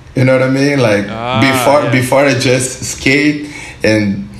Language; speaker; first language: English; non-native, learner; Portuguese